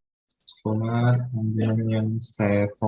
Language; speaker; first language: French; non-native, learner; Vietnamese